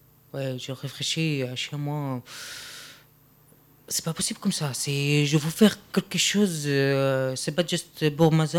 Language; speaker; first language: French; non-native, learner; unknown